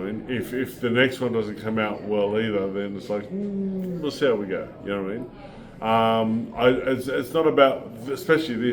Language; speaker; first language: English; native; English